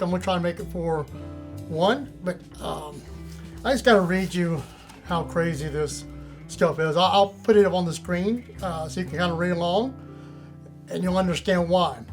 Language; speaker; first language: English; native; English